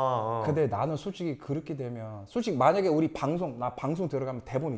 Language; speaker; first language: Korean; early bilingual, other home language; English